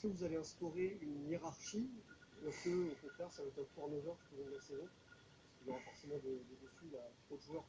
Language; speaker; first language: French; native; French